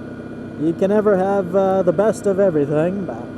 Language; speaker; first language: English; native; English